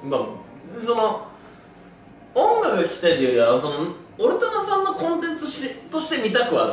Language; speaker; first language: Japanese; native; Japanese